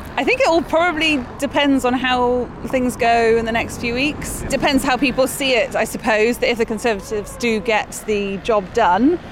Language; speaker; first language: English; native; English